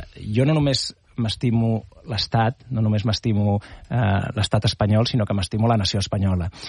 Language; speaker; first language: Catalan; non-native, local second language; Spanish